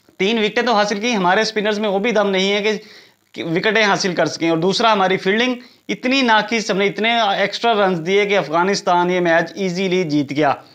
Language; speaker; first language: Urdu; native; Urdu